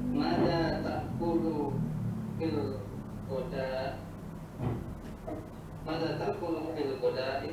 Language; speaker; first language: Arabic; non-native, learner; Indonesian